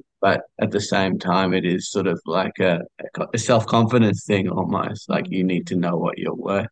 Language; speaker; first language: English; native; English